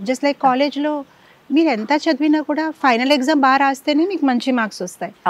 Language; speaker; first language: Telugu; non-native, fluent; Gujarati